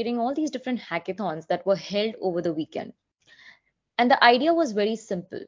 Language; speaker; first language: English; non-native, local second language; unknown